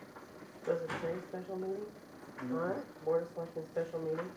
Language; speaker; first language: English; native; English